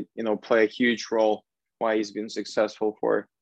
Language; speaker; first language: English; non-native, fluent; Russian